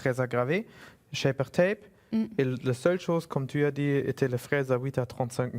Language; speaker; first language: French; non-native, fluent; German